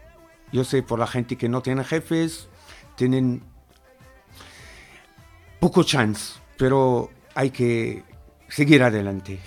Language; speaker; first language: Spanish; non-native, fluent; Arabic